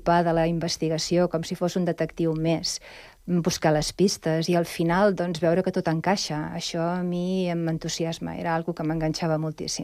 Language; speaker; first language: Catalan; native; Catalan